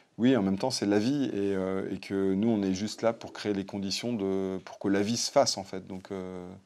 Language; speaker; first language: French; native; French